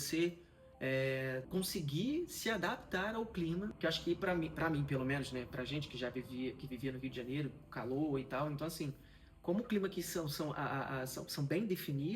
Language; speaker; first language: Portuguese; native; Portuguese